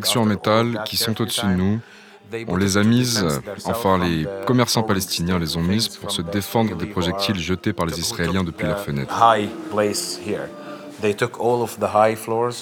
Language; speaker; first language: French; non-native, fluent; Arabic